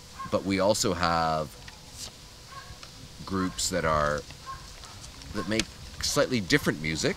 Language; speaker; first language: English; early bilingual, other home language; Ukrainian